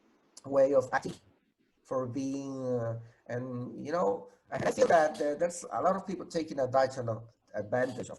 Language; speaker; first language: English; non-native, fluent; Spanish